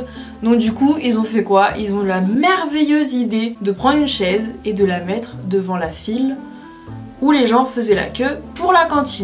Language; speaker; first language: French; native; French